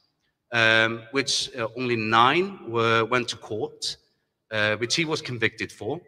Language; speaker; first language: English; non-native, fluent; German